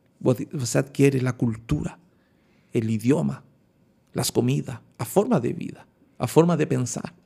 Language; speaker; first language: Portuguese; non-native, fluent; Spanish